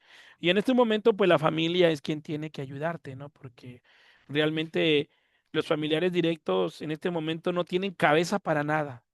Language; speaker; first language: Spanish; native; Spanish